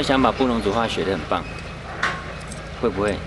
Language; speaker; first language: Chinese; native; Chinese